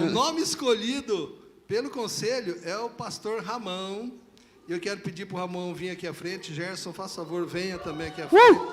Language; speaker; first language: Portuguese; native; Portuguese